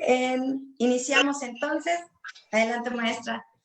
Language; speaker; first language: Spanish; native; Spanish